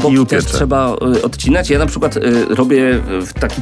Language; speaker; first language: Polish; native; Polish